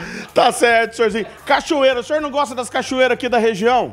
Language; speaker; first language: Portuguese; native; Portuguese